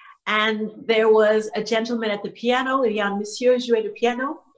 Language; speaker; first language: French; non-native, learner; English